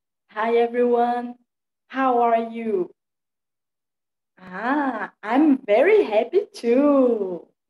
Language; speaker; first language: English; non-native, fluent; Portuguese